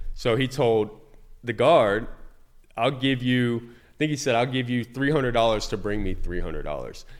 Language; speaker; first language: English; native; English